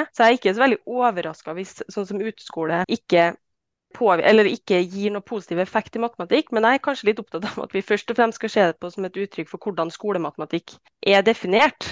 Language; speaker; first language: Norwegian; native; Norwegian